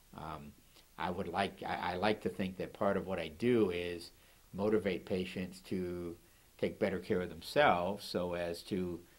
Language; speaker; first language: English; native; English